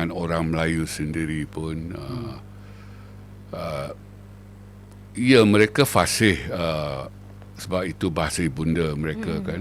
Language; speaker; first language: Malay; native; Malay